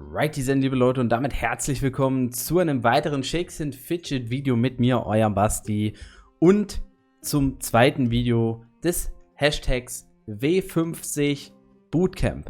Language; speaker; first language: German; native; German